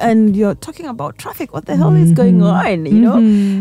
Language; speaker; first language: English; non-native, local second language; Gusii